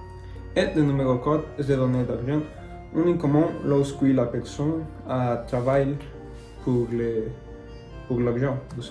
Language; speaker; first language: French; non-native, learner; Spanish